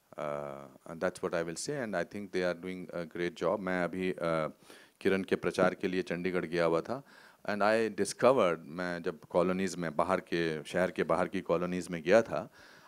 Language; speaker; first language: Hindi; native; Hindi